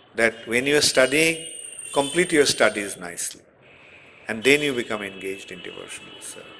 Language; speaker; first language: English; non-native, local second language; Bangla